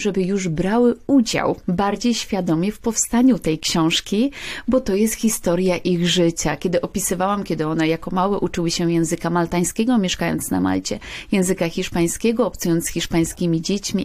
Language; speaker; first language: Polish; native; Polish